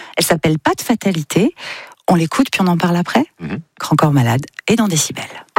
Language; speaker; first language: French; native; French